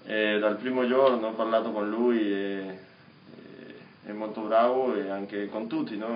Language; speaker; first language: Italian; non-native, learner; Spanish